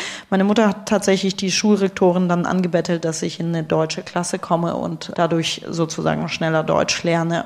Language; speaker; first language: German; early bilingual, other home language; Russian